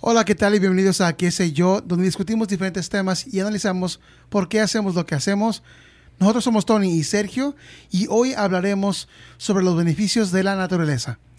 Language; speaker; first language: Spanish; early bilingual, heritage; Spanish